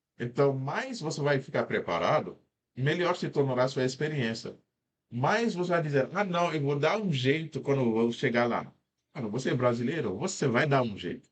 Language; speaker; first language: Portuguese; non-native, fluent; Wolof